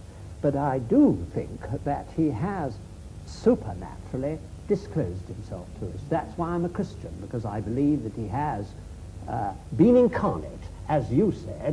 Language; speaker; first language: English; native; English